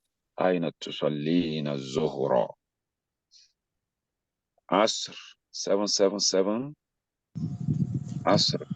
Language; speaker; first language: Arabic; non-native, fluent; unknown